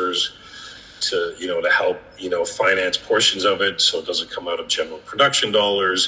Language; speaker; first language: English; native; English